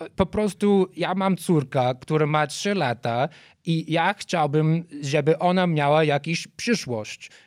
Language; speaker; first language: Polish; non-native, learner; English